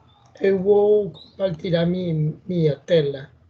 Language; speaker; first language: Portuguese; non-native, learner; Spanish